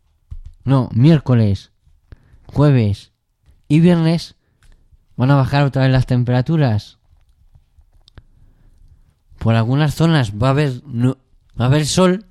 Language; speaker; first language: Spanish; native; Spanish